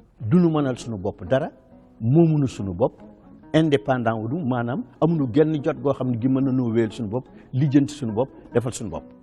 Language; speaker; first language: Wolof; native; Wolof